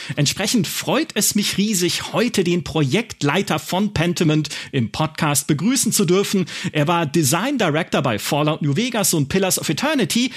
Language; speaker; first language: German; native; German